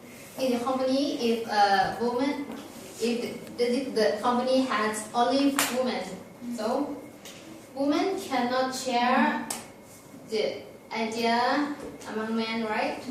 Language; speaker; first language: English; non-native, learner; Thai